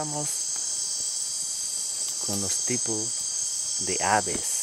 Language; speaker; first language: Spanish; non-native, local second language; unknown